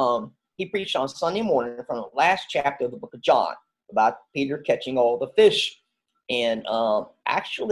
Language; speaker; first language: English; native; English